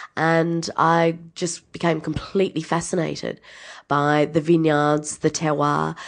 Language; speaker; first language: English; native; English